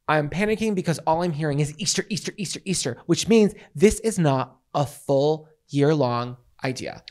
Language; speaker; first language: English; native; English